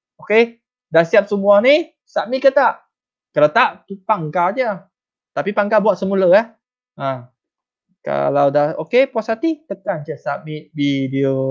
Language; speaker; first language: Malay; non-native, local second language; Chinese